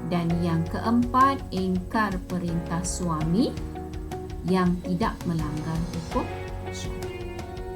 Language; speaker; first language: Malay; native; Malay